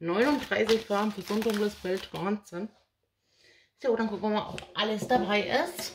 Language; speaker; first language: German; native; German